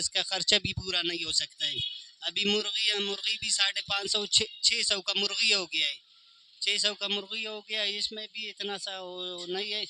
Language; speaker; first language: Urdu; non-native, local second language; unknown